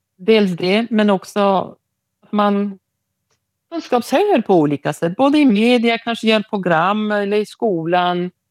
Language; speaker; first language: Swedish; non-native, local second language; Romany